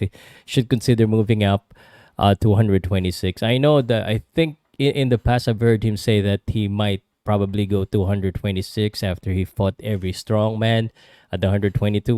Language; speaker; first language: English; non-native, local second language; Filipino